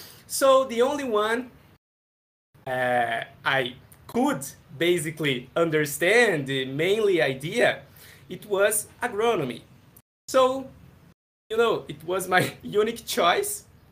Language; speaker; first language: English; non-native, fluent; Portuguese